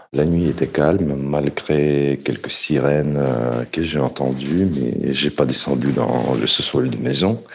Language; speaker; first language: French; non-native, fluent; Ukrainian